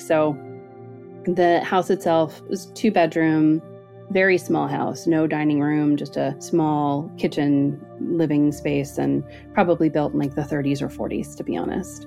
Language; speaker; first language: English; native; English